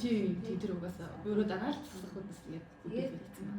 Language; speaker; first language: Mongolian; native; Mongolian